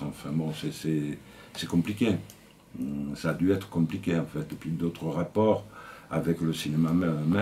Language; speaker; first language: French; native; French